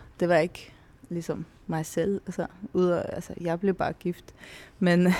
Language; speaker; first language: Danish; non-native, local second language; Faroese